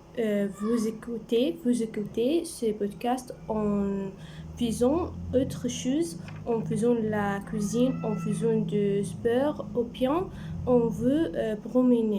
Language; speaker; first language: French; non-native, learner; Arabic